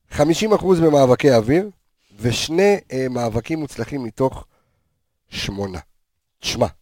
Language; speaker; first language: Hebrew; native; Hebrew